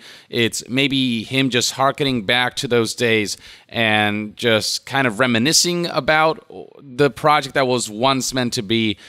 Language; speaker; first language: English; native; English